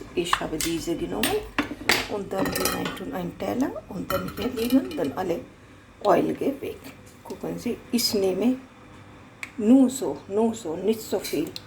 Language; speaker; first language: German; non-native, learner; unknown